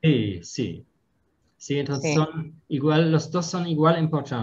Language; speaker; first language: Spanish; non-native, fluent; German